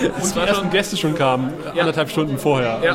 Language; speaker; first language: German; native; German